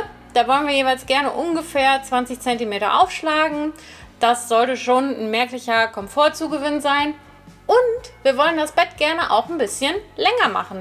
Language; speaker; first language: German; native; German